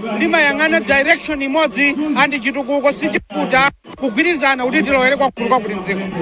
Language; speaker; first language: Nyanja; native; Nyanja